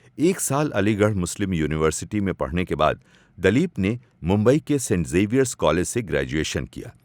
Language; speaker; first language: Hindi; native; Hindi